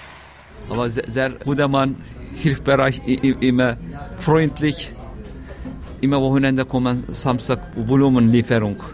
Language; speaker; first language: German; non-native, learner; Turkish